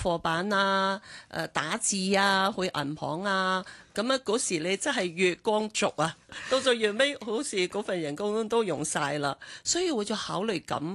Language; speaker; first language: Cantonese; non-native, local second language; Chinese